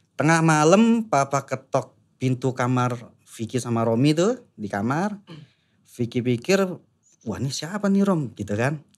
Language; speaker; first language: Indonesian; native; Indonesian